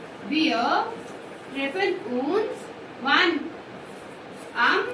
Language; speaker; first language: German; non-native, fluent; Hindi